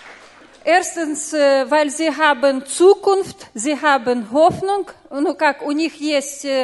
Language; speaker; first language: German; non-native, learner; Russian